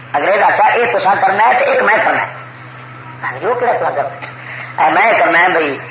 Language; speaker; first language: Urdu; non-native, local second language; Punjabi